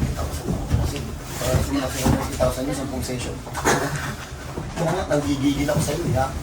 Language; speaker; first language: Filipino; native; Filipino